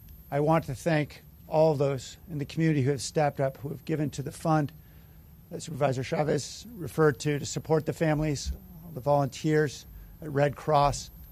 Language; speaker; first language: English; native; English